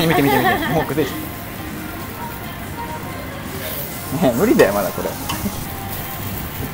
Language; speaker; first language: Japanese; native; Japanese